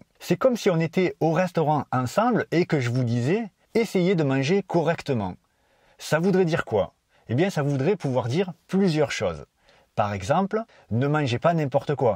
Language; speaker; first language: French; native; French